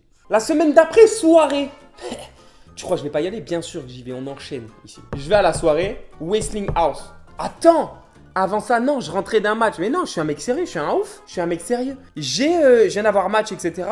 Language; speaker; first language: French; native; French